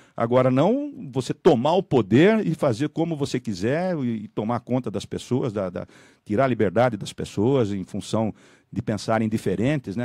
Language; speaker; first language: Portuguese; native; Portuguese